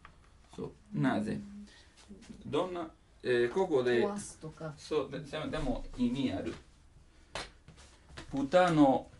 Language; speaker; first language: Japanese; non-native, learner; Italian